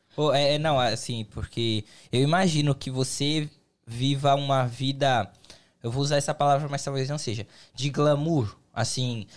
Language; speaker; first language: Portuguese; native; Portuguese